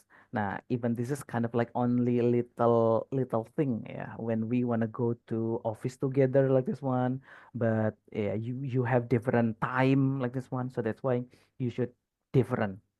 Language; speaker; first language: English; non-native, fluent; Indonesian